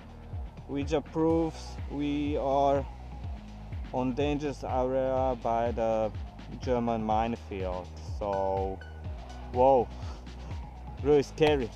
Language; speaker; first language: English; non-native, learner; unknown